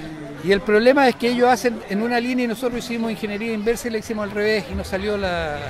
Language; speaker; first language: Spanish; native; Spanish